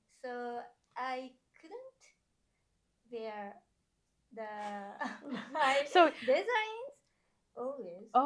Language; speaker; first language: English; non-native, learner; Japanese